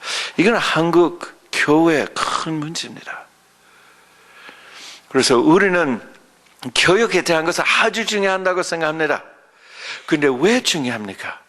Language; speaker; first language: Korean; early bilingual, other home language; English